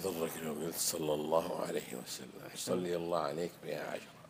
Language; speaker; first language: Arabic; native; Arabic